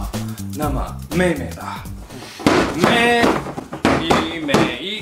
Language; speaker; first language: Chinese; non-native, fluent; Japanese